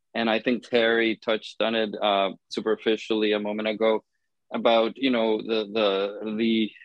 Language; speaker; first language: English; non-native, fluent; Spanish